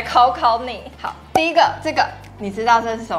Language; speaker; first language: Chinese; native; Chinese